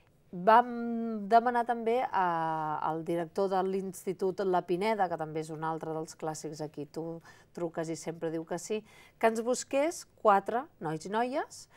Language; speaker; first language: Catalan; native; Catalan